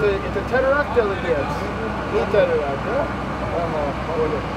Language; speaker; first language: Russian; non-native, learner; English